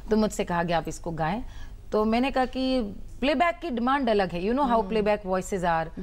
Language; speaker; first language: Hindi; native; Hindi